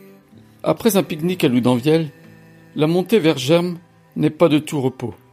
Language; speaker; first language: French; native; French